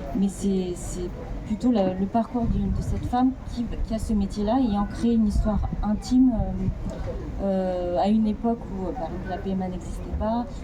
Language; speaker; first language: French; native; French